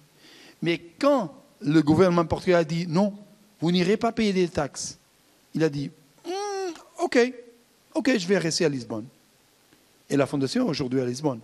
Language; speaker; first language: French; non-native, fluent; Portuguese